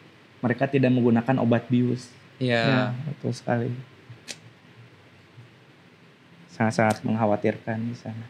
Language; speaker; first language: Indonesian; non-native, local second language; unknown